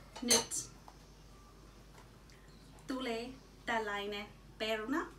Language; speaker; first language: Finnish; non-native, learner; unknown